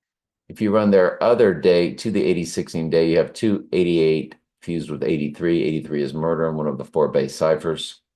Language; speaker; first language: English; native; English